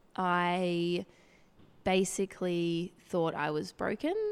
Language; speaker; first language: English; native; English